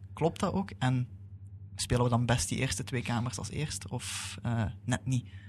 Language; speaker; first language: Dutch; native; Dutch